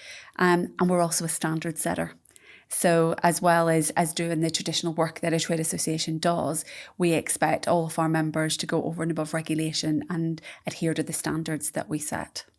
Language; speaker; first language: English; native; English